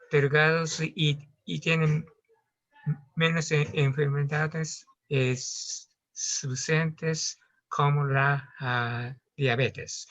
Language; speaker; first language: Spanish; non-native, learner; Japanese